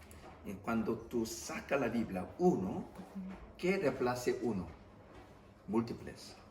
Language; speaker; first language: Spanish; non-native, fluent; English